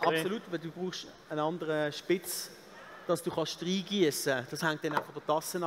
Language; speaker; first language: German; native; German